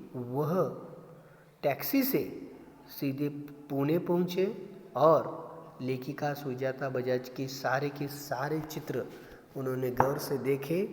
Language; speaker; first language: Hindi; non-native, local second language; Marathi